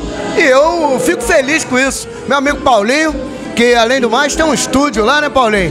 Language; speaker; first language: Portuguese; native; Portuguese